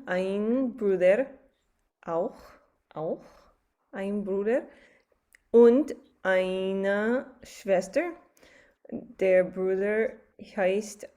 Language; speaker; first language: German; non-native, learner; English